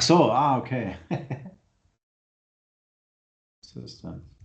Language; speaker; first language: English; non-native, fluent; German